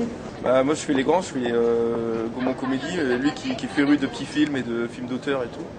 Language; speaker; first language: French; native; French